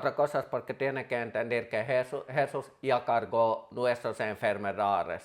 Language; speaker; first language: Spanish; non-native, fluent; Finnish